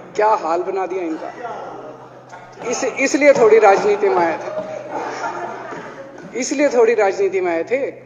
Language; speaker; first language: Hindi; native; Hindi